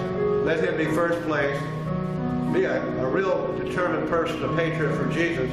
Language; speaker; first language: English; native; English